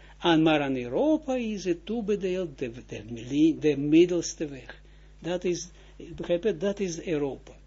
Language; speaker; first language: Dutch; non-native, fluent; Russian